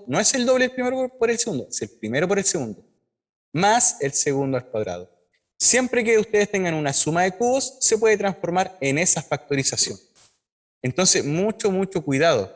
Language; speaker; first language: Spanish; native; Spanish